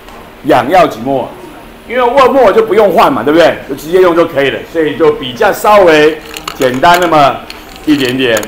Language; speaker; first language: Chinese; native; Chinese